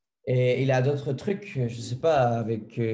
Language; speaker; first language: French; non-native, fluent; Spanish